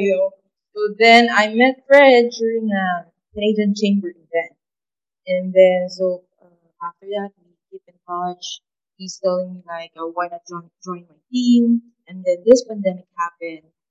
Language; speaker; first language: English; non-native, local second language; Filipino